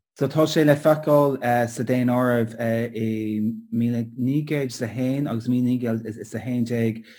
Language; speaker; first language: Irish; non-native, local second language; English